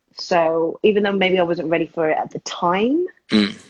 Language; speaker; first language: English; early bilingual, other home language; Spanish